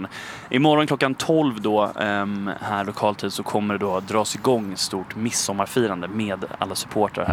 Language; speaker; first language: Swedish; native; Swedish